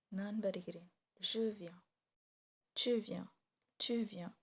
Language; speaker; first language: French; non-native, fluent; Tamil